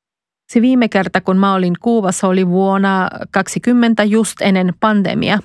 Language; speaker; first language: Finnish; non-native, fluent; Spanish